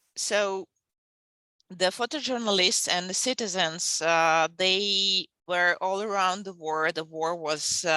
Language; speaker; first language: English; non-native, fluent; Ukrainian